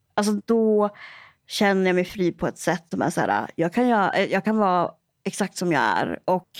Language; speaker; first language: Swedish; native; Swedish